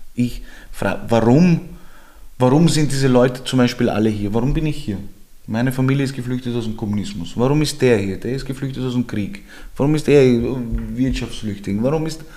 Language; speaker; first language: German; early bilingual, other home language; Georgian